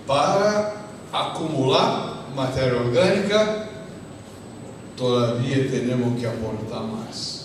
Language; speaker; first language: Spanish; non-native, fluent; Portuguese